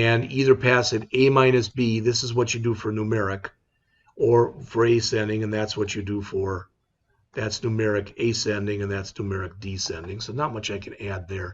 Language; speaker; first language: English; native; English